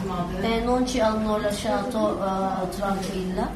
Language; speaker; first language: Italian; non-native, learner; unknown